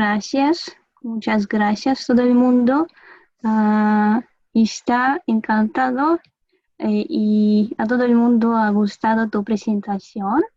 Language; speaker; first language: Spanish; non-native, fluent; Russian